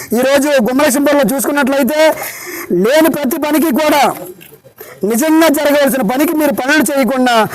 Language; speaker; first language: Telugu; native; Telugu